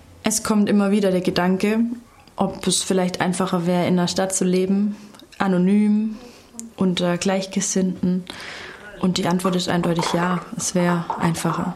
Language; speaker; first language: German; native; German